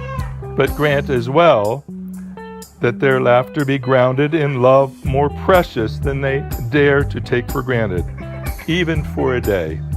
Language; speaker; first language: English; native; English